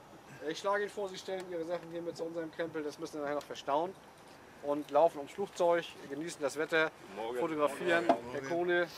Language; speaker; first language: German; native; German